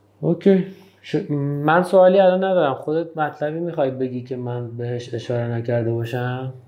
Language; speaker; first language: Persian; native; Persian